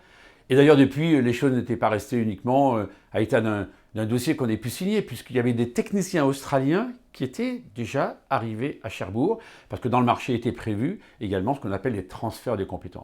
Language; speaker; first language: French; native; French